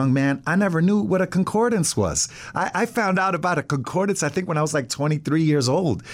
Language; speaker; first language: English; native; English